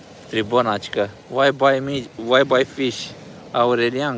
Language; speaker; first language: English; non-native, fluent; Romanian